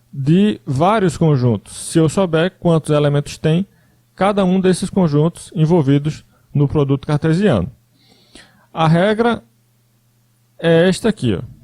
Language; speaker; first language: Portuguese; native; Portuguese